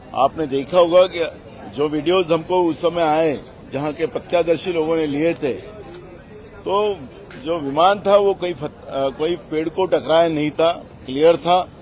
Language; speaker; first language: Hindi; non-native, local second language; Marathi